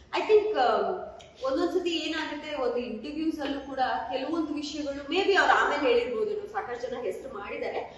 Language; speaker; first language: Kannada; non-native, local second language; Kodava